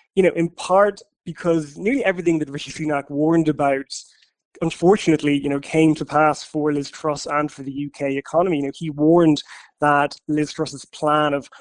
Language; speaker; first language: English; native; English